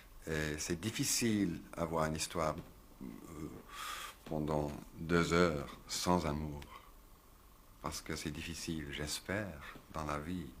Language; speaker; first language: French; non-native, learner; English